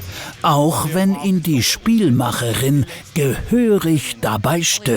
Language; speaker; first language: German; native; German